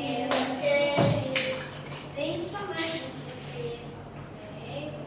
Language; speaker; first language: English; non-native, learner; Indonesian